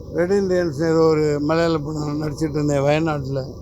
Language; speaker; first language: Tamil; native; Tamil